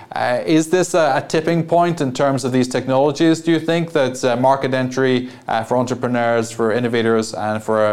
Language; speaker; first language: English; native; English